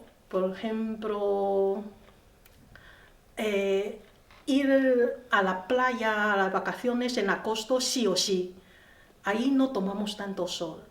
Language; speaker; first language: Spanish; non-native, learner; Chinese